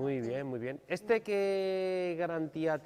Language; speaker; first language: Spanish; native; Spanish